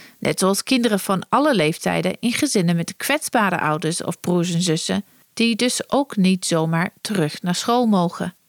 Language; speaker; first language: Dutch; non-native, fluent; English